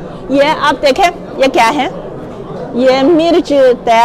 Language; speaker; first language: Hindi; non-native, learner; Chinese